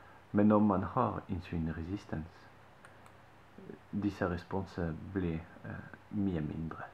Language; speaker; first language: Norwegian; non-native, fluent; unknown